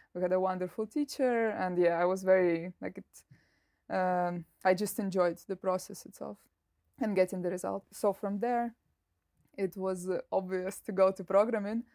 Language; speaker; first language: English; non-native, fluent; Russian